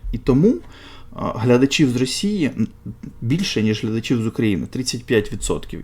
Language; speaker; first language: Ukrainian; non-native, local second language; Russian